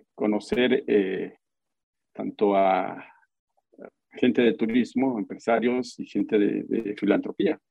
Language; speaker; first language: Spanish; native; Spanish